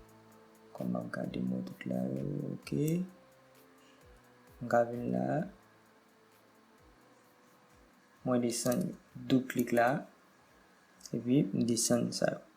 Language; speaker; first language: French; non-native, learner; Haitian Creole